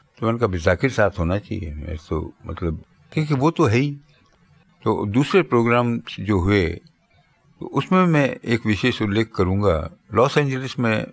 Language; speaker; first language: Hindi; native; Hindi